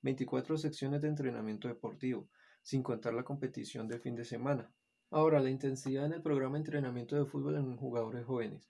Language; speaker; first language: Spanish; native; Spanish